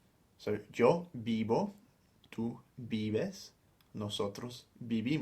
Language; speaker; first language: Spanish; non-native, fluent; English